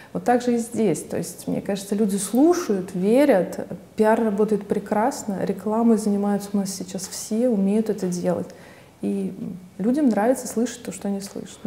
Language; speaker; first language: Russian; native; Russian